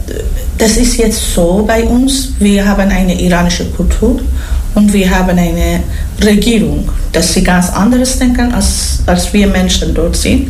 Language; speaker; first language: German; non-native, learner; Persian